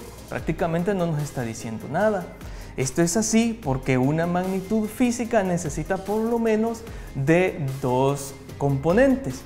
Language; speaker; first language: Spanish; native; Spanish